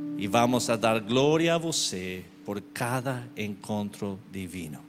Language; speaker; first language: Portuguese; non-native, learner; Spanish